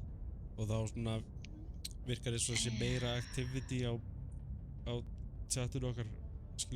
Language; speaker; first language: Icelandic; native; Icelandic